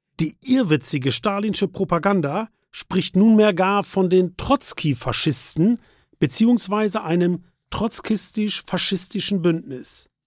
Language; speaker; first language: German; native; German